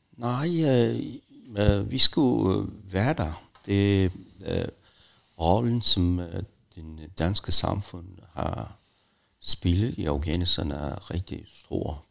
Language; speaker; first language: Danish; non-native, fluent; Persian